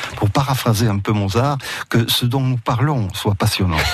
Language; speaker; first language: French; early bilingual, other home language; Catalan